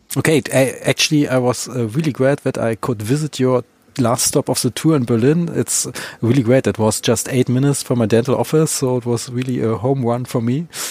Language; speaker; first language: English; non-native, fluent; German